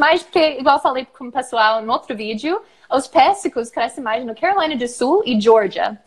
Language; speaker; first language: Portuguese; non-native, fluent; English